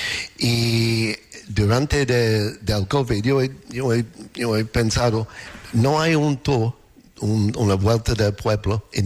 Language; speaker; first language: Spanish; non-native, learner; English